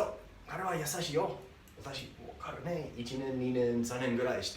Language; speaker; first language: Japanese; non-native, learner; English